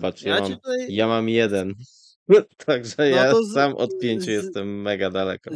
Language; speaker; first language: Polish; native; Polish